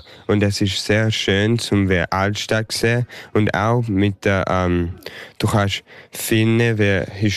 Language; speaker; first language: German; early bilingual, heritage; English